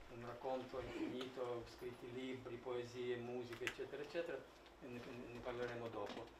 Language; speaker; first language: Italian; non-native, fluent; Russian